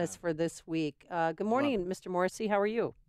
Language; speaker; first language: English; native; English